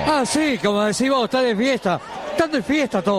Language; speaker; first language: Spanish; native; Spanish